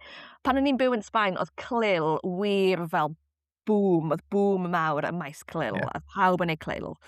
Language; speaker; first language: Welsh; native; Welsh